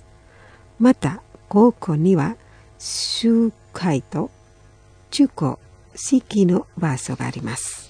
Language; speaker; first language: Japanese; non-native, fluent; Indonesian